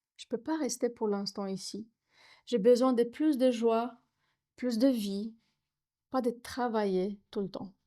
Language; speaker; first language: French; non-native, fluent; Romanian